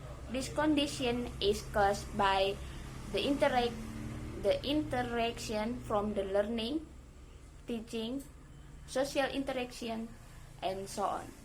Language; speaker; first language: English; non-native, learner; Indonesian